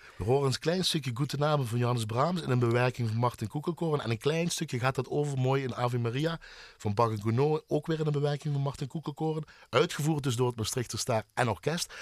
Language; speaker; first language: Dutch; native; Dutch